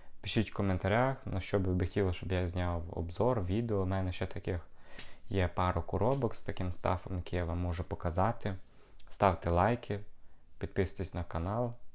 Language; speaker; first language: Ukrainian; non-native, local second language; Russian